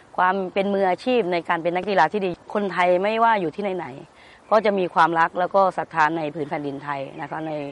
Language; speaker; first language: Thai; native; Thai